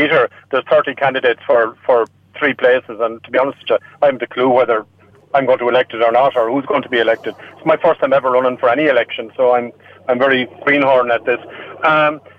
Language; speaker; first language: English; non-native, local second language; Irish